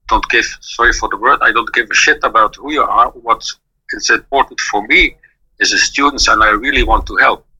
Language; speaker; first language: English; non-native, fluent; Dutch